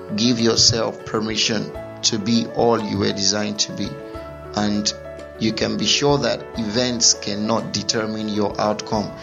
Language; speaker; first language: English; non-native, local second language; Igbo